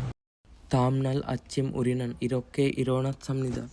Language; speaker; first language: Korean; non-native, learner; Sinhala